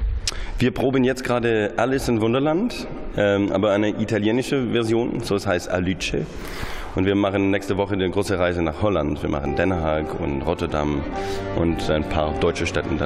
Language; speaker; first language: German; non-native, fluent; English